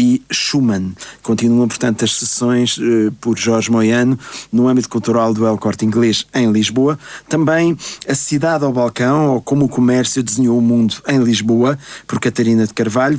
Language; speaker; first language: Portuguese; native; Portuguese